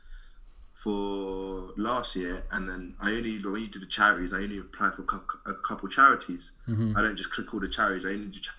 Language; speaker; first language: English; native; English